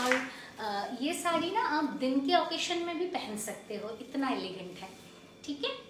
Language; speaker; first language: Hindi; non-native, local second language; Bangla